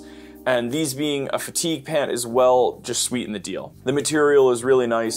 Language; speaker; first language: English; native; English